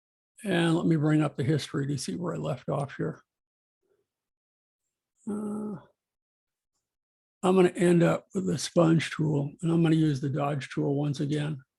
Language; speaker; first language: English; native; English